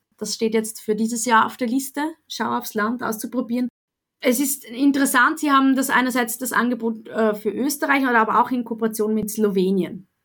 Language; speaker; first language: German; native; German